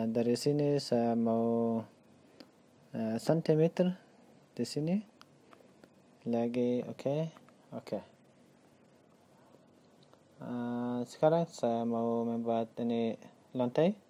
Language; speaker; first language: Indonesian; non-native, learner; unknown